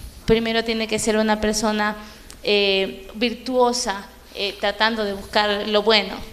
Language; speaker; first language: Spanish; native; Spanish